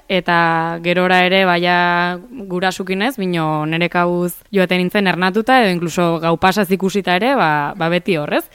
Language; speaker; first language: Basque; native; Basque